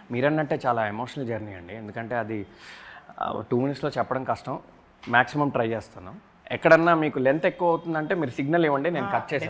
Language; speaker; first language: Telugu; native; Telugu